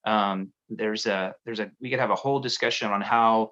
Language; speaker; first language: English; native; English